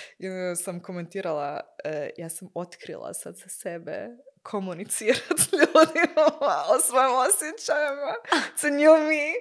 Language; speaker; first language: Croatian; early bilingual, heritage; Croatian